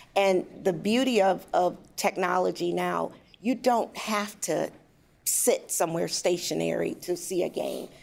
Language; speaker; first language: English; native; English